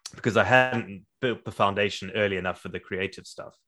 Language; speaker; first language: English; native; English